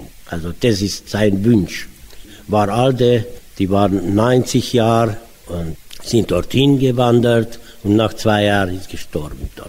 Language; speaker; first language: German; non-native, learner; Romanian